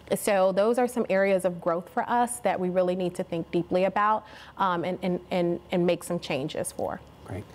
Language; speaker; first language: English; native; English